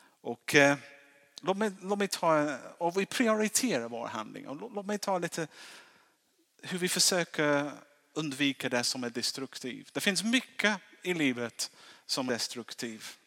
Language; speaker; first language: Swedish; non-native, fluent; English